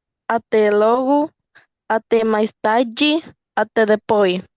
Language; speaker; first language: Portuguese; non-native, learner; Spanish